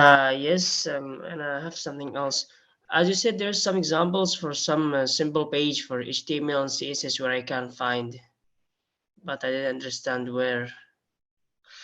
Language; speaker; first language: English; non-native, learner; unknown